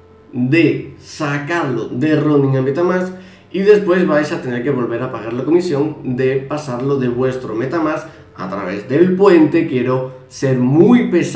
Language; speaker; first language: Spanish; native; Spanish